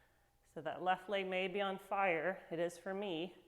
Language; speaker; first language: English; native; English